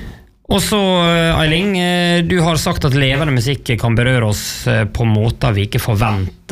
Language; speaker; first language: Norwegian; native; Norwegian